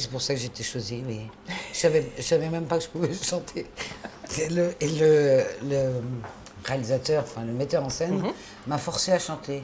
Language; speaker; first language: French; native; French